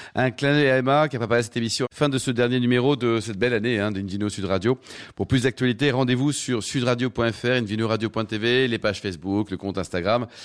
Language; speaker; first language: French; native; French